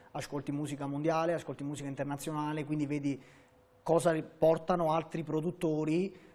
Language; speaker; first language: Italian; native; Italian